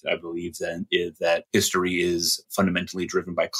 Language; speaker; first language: English; native; English